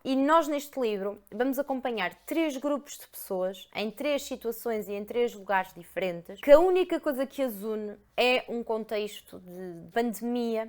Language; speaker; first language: Portuguese; native; Portuguese